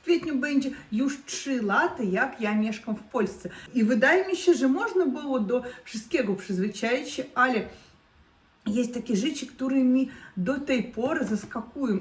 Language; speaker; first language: Polish; non-native, learner; Russian